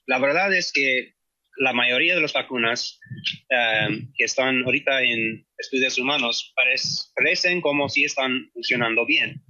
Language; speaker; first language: Spanish; non-native, fluent; English